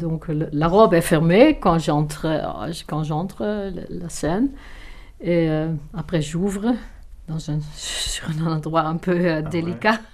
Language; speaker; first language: French; non-native, fluent; Dutch